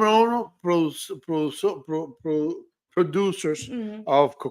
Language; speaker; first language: Spanish; early bilingual, heritage; Spanish